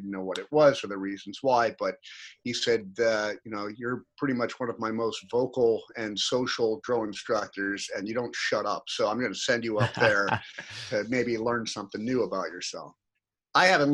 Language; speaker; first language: English; native; English